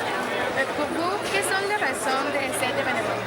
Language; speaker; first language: French; non-native, learner; Spanish